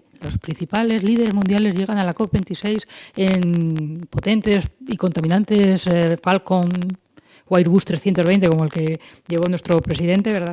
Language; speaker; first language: Spanish; native; Spanish